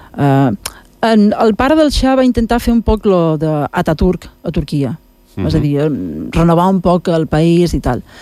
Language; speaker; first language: Catalan; native; Catalan